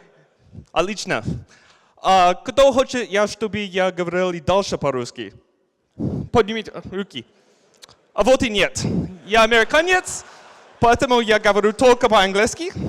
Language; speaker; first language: Russian; non-native, learner; English